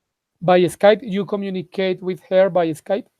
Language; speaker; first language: English; non-native, fluent; Spanish